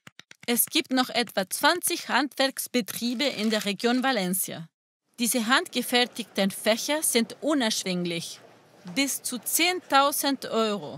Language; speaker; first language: German; non-native, fluent; Spanish